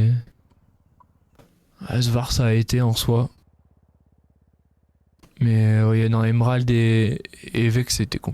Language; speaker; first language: French; native; French